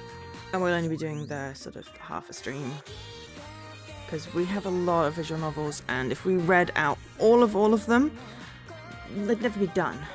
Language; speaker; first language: English; native; English